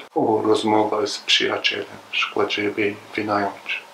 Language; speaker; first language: Polish; non-native, learner; Arabic